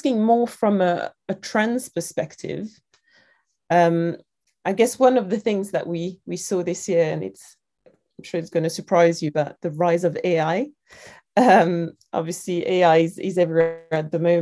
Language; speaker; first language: English; non-native, fluent; French